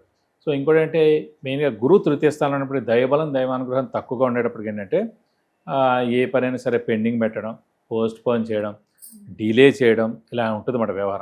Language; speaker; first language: Telugu; native; Telugu